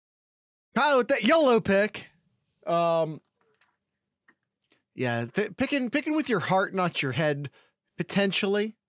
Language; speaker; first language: English; native; English